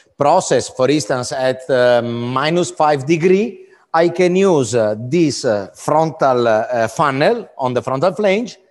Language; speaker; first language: English; non-native, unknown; Italian